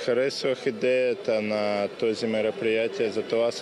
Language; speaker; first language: Bulgarian; non-native, learner; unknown